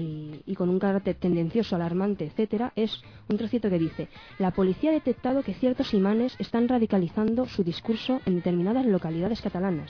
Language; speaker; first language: Spanish; native; Spanish